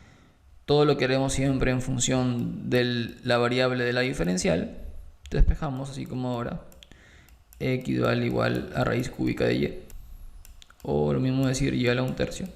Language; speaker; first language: Spanish; native; Spanish